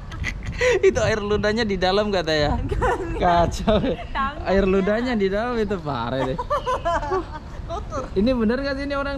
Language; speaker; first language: Indonesian; native; Indonesian